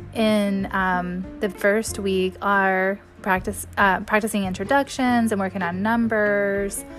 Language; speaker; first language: English; native; English